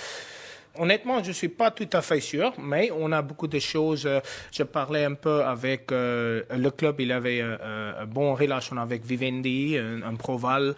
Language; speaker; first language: French; non-native, fluent; Afrikaans